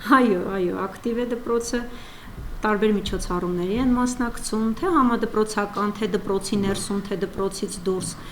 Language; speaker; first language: Armenian; native; Armenian